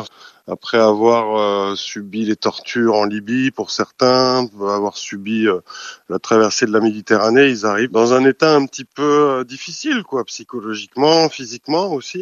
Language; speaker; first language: French; native; French